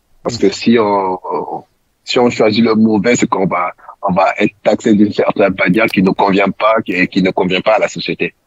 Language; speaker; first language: French; non-native, local second language; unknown